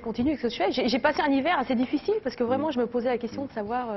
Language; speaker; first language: French; native; French